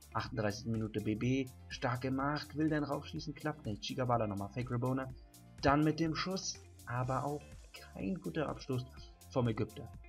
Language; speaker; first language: German; native; German